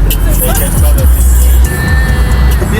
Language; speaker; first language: French; native; French